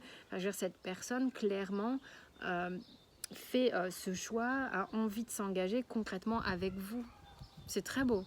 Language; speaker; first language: French; native; French